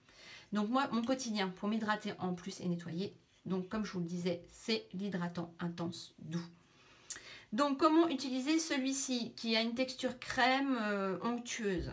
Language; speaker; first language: French; native; French